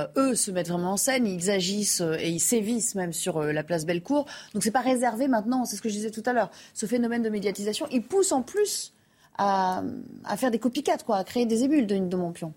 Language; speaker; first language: French; native; French